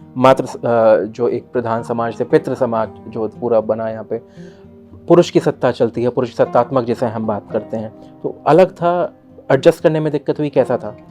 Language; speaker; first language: Hindi; native; Hindi